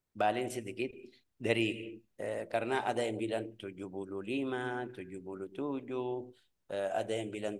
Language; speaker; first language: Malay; non-native, fluent; Arabic